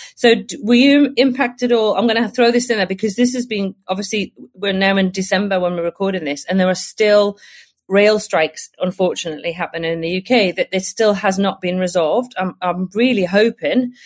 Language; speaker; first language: English; native; English